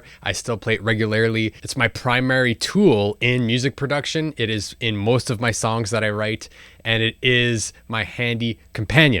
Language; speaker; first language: English; native; English